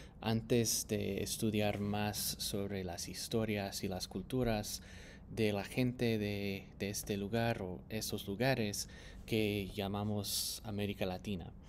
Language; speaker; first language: Spanish; non-native, fluent; English